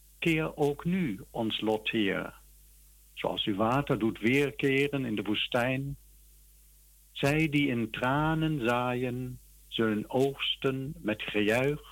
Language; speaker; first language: Dutch; native; Dutch